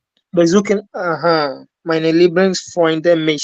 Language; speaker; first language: German; non-native, learner; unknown